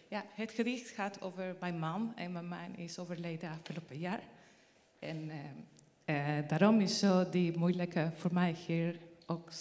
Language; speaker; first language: Dutch; non-native, learner; Spanish